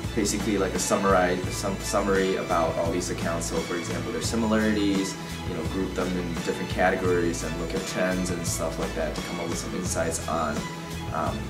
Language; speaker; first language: English; native; English